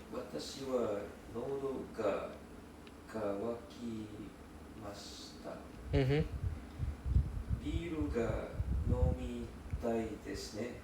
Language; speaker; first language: Japanese; non-native, learner; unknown